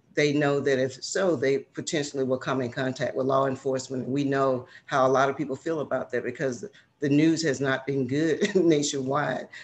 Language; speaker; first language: English; native; English